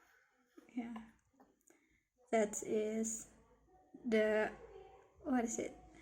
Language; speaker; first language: English; non-native, learner; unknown